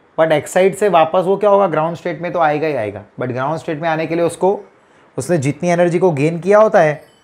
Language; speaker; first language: Hindi; non-native, local second language; Gujarati